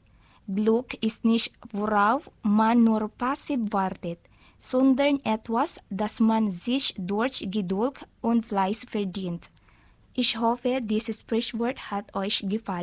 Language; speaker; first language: German; non-native, learner; Filipino